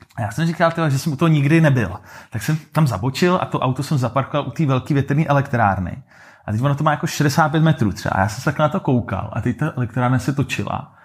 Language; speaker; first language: Czech; native; Czech